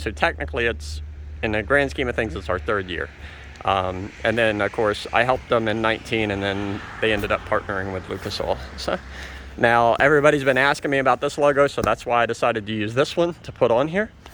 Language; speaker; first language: English; native; English